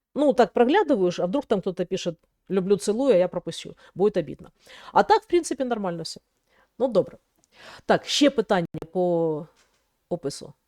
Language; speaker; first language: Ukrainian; native; Ukrainian